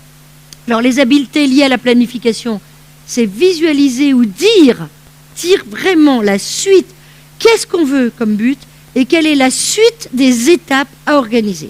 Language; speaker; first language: French; native; French